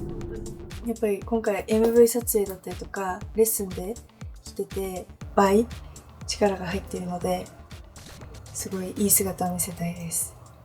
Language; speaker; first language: Japanese; native; Japanese